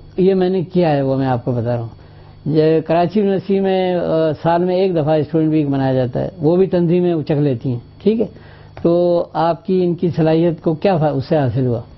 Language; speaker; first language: Urdu; native; Urdu